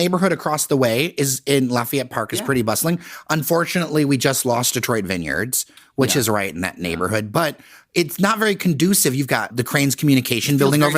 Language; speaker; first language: English; native; English